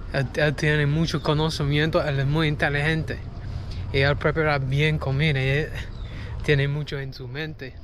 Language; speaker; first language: Spanish; non-native, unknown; English